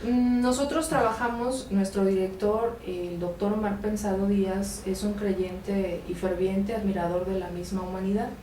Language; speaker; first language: Spanish; native; Spanish